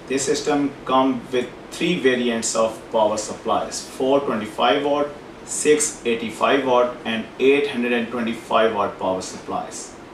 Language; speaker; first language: English; non-native, local second language; Urdu